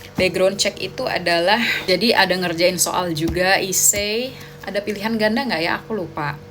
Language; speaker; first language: Indonesian; native; Indonesian